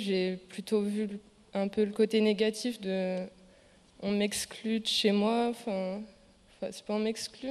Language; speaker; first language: French; native; French